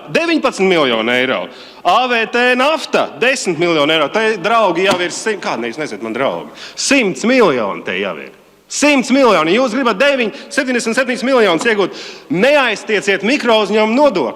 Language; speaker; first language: Latvian; native; Latvian